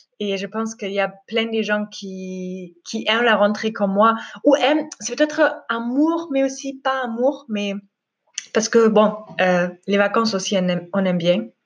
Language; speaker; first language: French; non-native, fluent; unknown